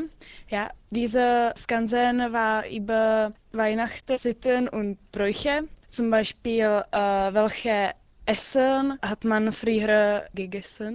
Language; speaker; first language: German; non-native, learner; Czech